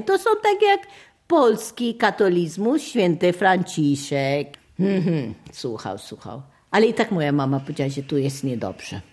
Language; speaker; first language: Polish; non-native, fluent; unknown